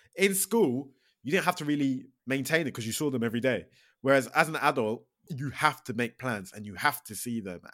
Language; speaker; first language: English; native; English